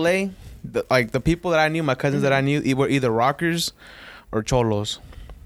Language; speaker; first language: English; early bilingual, other home language; Spanish